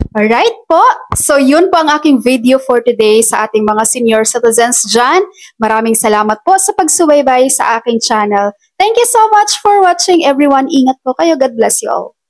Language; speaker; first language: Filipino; non-native, local second language; Cebuano